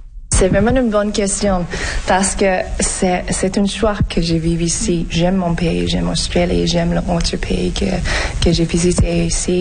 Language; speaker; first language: French; non-native, fluent; English